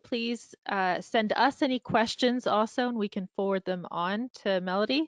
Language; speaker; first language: English; native; English